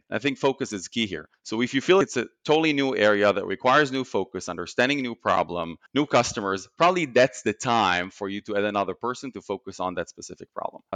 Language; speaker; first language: English; non-native, fluent; Hebrew